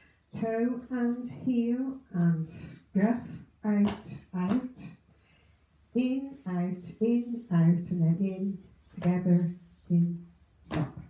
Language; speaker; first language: English; native; English